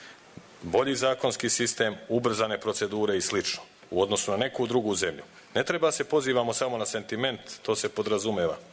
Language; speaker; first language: Serbian; native; Serbian